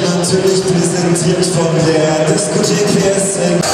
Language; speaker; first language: German; native; German